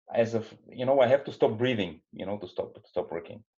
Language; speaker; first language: English; non-native, fluent; Bulgarian